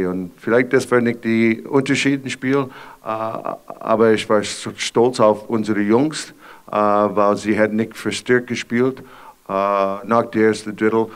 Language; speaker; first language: German; non-native, fluent; English